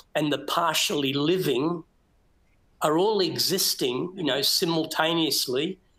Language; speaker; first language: English; native; English